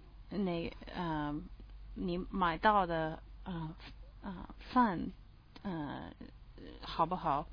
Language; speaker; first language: Chinese; non-native, learner; English